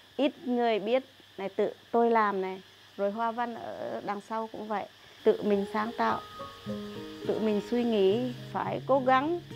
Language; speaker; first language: Vietnamese; non-native, local second language; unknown